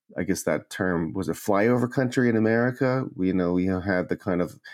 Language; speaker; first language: English; native; English